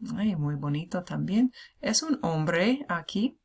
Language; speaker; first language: Spanish; non-native, fluent; English